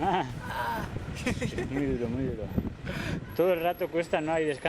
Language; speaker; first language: Spanish; non-native, local second language; Basque